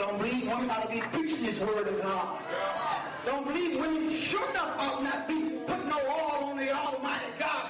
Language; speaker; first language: English; native; English